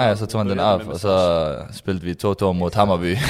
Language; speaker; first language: Swedish; non-native, learner; Danish